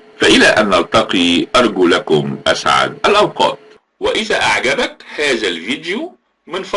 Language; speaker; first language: Arabic; native; Arabic